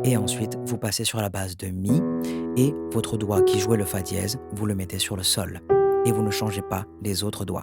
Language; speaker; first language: French; native; French